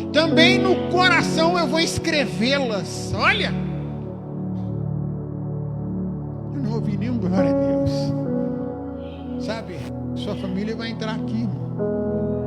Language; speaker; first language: Portuguese; native; Portuguese